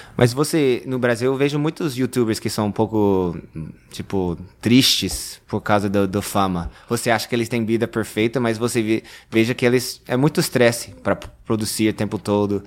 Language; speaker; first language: Portuguese; non-native, fluent; English